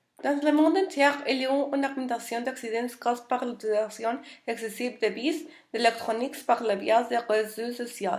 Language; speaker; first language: French; non-native, learner; Spanish